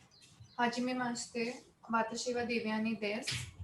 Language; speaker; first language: Japanese; non-native, learner; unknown